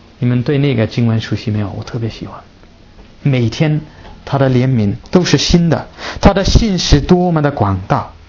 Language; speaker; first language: Chinese; native; Chinese